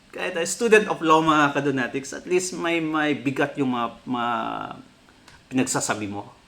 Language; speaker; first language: Filipino; non-native, local second language; Cebuano